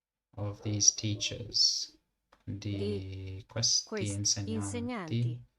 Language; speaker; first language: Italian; non-native, learner; English